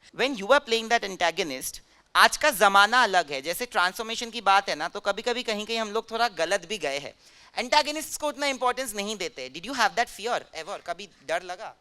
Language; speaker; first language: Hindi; non-native, local second language; Bangla